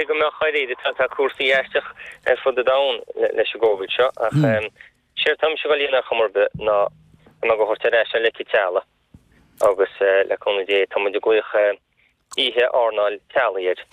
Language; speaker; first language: Irish; native; Irish